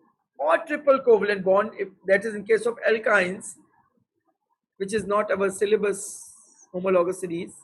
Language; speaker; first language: English; non-native, local second language; Urdu